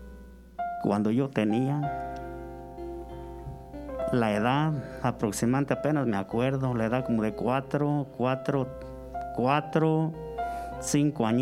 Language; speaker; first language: Spanish; native; Spanish